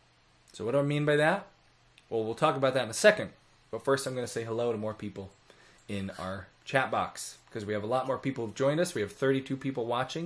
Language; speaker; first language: English; native; English